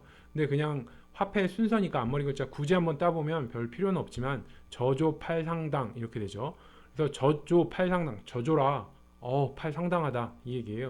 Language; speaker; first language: Korean; native; Korean